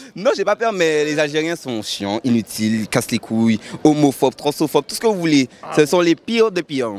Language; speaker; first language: French; native; French